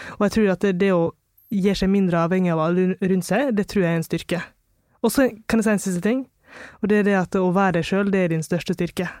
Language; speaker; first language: Norwegian; native; Norwegian